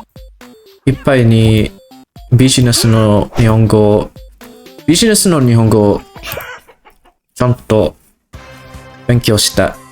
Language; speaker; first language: Japanese; non-native, learner; English